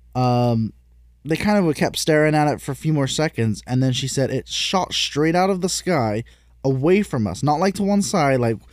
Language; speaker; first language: English; native; English